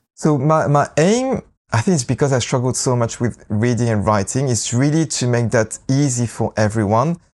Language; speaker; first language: English; non-native, fluent; French